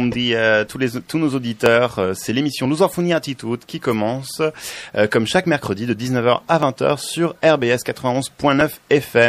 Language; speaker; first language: French; native; French